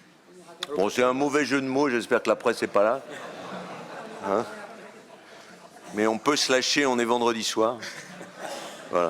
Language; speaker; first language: French; native; French